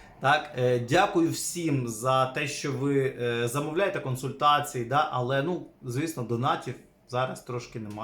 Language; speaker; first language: Ukrainian; native; Ukrainian